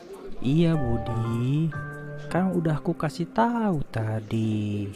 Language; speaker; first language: Indonesian; native; Indonesian